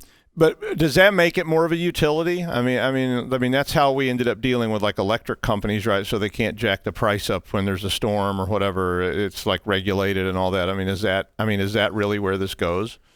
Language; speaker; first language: English; native; English